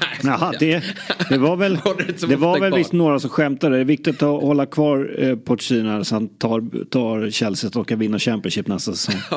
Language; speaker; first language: Swedish; native; Swedish